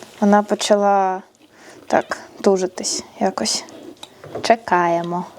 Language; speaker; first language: Ukrainian; non-native, local second language; Russian